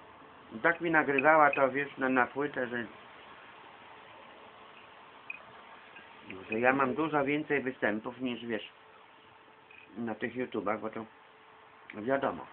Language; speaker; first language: Polish; native; Polish